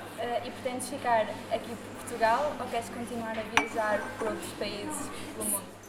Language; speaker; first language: Spanish; non-native, learner; Portuguese